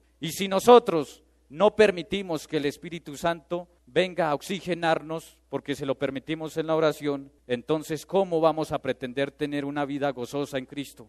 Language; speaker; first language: Spanish; native; Spanish